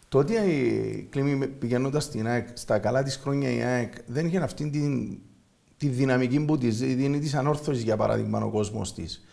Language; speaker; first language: Greek; native; Greek